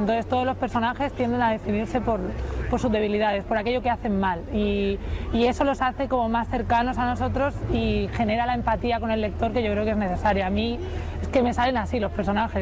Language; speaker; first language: Spanish; native; Spanish